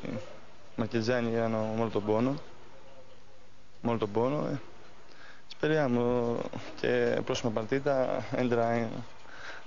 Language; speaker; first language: Italian; non-native, learner; Greek